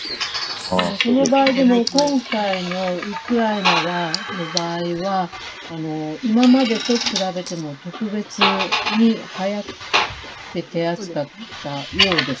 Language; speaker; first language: Japanese; native; Japanese